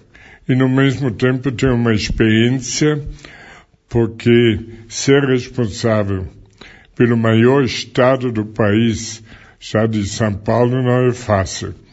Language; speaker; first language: Portuguese; non-native, fluent; German